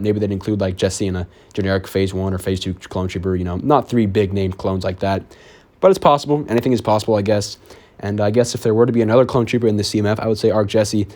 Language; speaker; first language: English; native; English